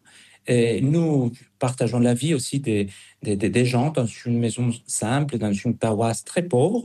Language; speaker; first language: French; non-native, fluent; Spanish